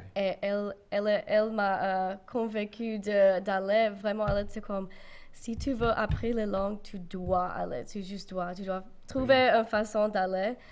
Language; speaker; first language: French; non-native, local second language; English